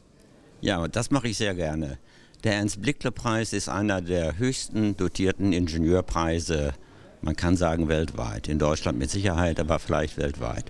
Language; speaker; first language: German; native; German